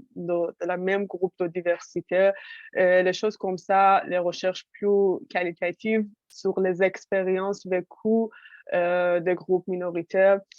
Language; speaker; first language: French; non-native, fluent; Persian